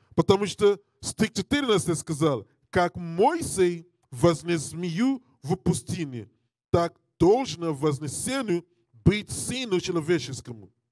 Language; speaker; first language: Russian; non-native, learner; English